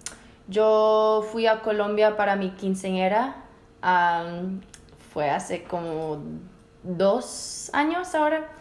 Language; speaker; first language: Spanish; early bilingual, heritage; Spanish